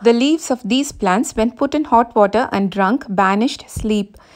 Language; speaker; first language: English; non-native, local second language; Tamil